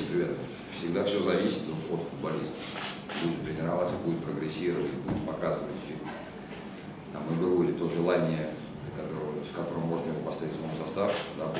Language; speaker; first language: Russian; native; Russian